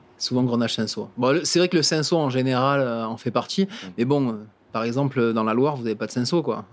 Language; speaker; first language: French; native; French